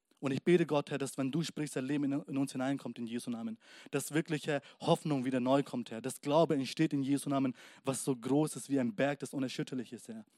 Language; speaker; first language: German; early bilingual, other home language; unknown